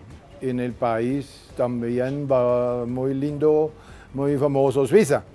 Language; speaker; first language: Spanish; non-native, fluent; German